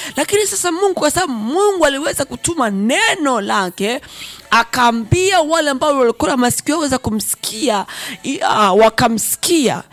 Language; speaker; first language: Swahili; non-native, local second language; Rundi